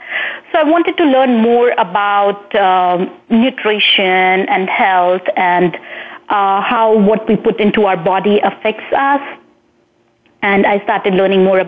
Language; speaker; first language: English; non-native, local second language; Hindi